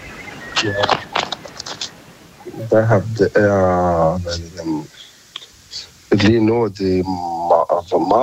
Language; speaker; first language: Danish; non-native, learner; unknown